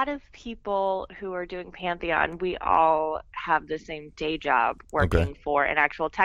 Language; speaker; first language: English; native; English